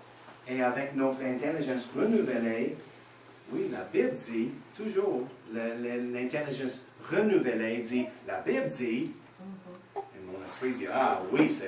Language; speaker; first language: French; non-native, fluent; English